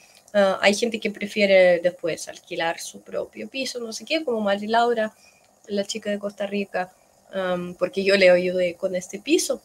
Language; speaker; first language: Spanish; non-native, fluent; Russian